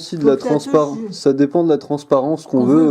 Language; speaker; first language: French; native; French